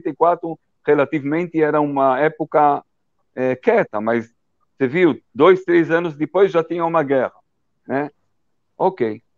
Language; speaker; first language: Portuguese; early bilingual, heritage; Portuguese